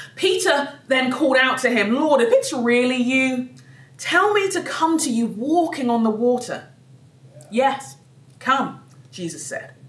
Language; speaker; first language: English; native; English